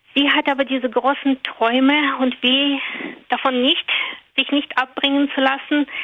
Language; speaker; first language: German; non-native, fluent; Russian